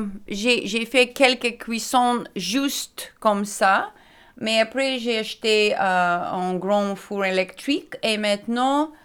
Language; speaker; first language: French; non-native, learner; Lithuanian